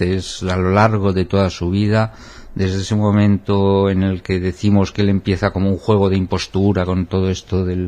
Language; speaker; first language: Spanish; native; Spanish